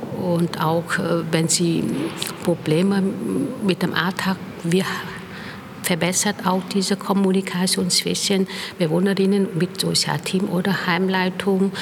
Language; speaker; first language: German; non-native, fluent; Vietnamese